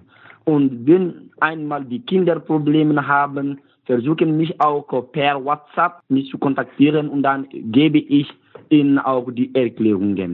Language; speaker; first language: German; non-native, learner; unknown